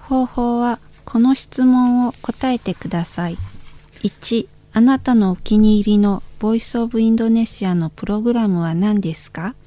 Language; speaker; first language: Japanese; non-native, fluent; Indonesian